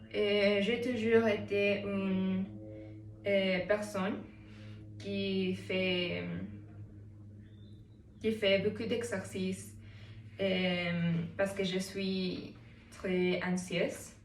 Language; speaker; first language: French; non-native, learner; Spanish